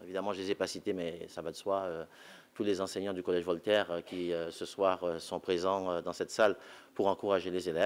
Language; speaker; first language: French; native; French